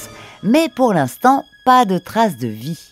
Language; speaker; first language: French; native; French